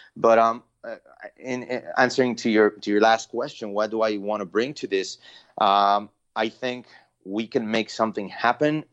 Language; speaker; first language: English; non-native, fluent; Spanish